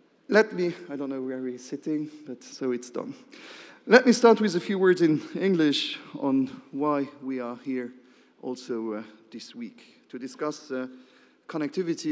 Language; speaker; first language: English; non-native, fluent; Luxembourgish